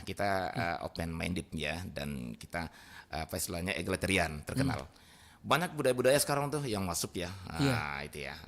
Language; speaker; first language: Indonesian; non-native, local second language; Minangkabau